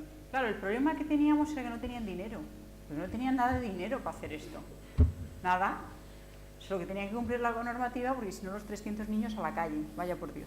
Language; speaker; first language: Spanish; native; Spanish